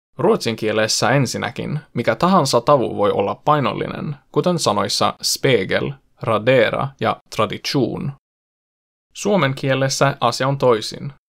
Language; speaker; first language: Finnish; non-native, fluent; Swedish